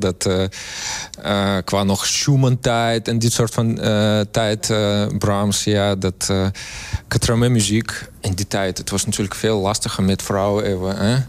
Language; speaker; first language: Dutch; non-native, learner; Russian